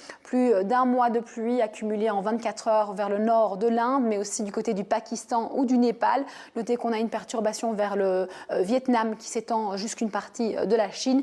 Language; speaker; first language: French; native; French